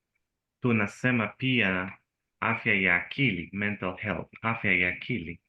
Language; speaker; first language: Swahili; non-native, learner; Spanish